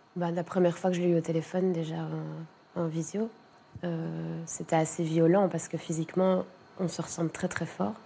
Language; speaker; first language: French; native; French